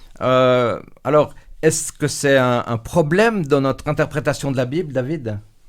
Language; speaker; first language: French; native; French